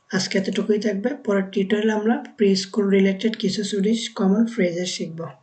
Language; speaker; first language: Bangla; native; Bangla